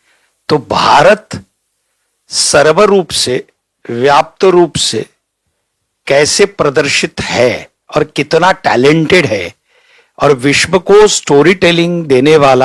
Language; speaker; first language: Hindi; native; Hindi